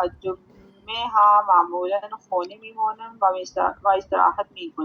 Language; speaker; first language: Persian; non-native, learner; Urdu